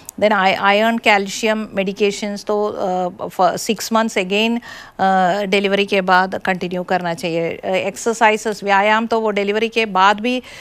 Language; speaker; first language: Hindi; non-native, local second language; Malayalam